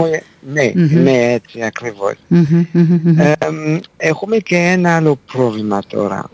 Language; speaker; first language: Greek; non-native, fluent; French